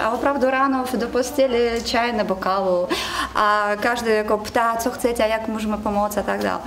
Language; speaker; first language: Czech; non-native, learner; Russian